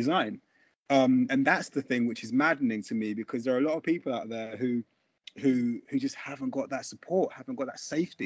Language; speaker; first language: English; native; English